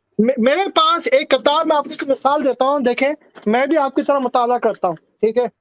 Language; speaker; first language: Urdu; native; Urdu